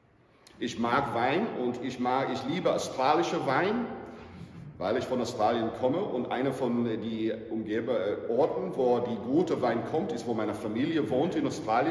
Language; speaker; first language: German; non-native, fluent; English